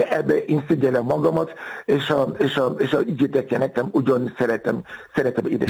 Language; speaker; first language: Hungarian; non-native, learner; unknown